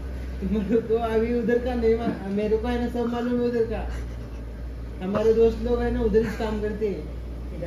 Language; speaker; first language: Hindi; non-native, local second language; Marathi